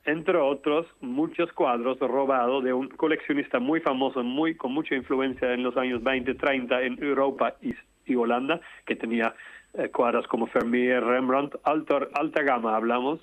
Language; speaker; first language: Spanish; non-native, fluent; Dutch